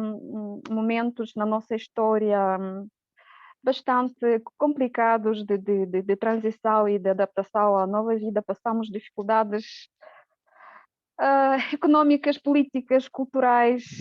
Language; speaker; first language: Portuguese; non-native, fluent; Romanian